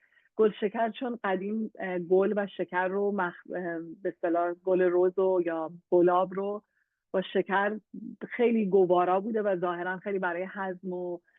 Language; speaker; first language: Persian; native; Persian